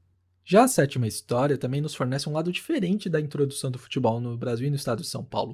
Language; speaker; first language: Portuguese; native; Portuguese